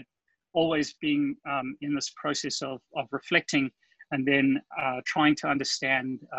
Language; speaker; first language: English; native; English